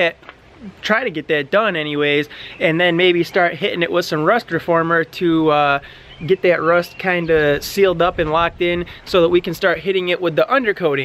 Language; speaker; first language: English; native; English